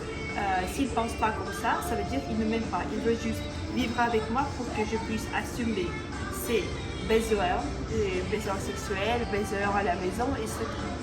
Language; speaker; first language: French; non-native, local second language; Ukrainian